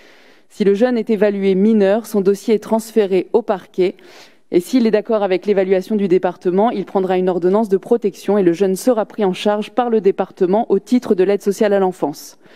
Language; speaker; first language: French; native; French